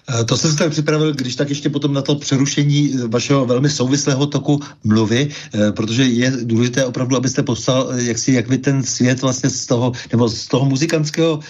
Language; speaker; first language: Czech; native; Czech